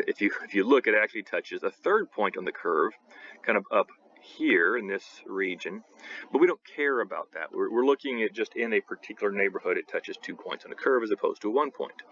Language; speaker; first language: English; native; English